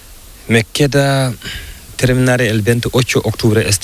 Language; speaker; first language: Spanish; non-native, learner; Fula